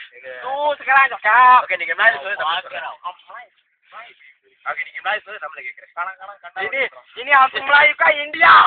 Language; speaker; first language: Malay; non-native, local second language; Tamil